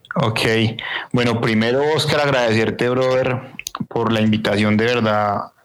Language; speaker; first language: Spanish; native; Spanish